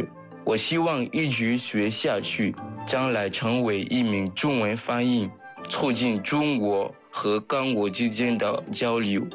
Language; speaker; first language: Chinese; non-native, fluent; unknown